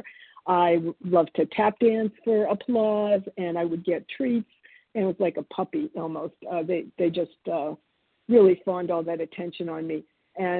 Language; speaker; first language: English; early bilingual, other home language; Italian